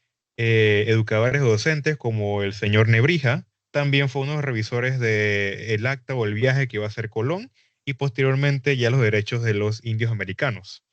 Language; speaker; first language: Spanish; native; Spanish